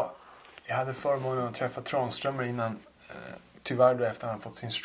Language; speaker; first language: Swedish; native; Swedish